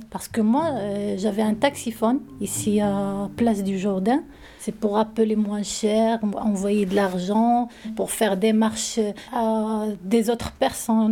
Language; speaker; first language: French; non-native, learner; Arabic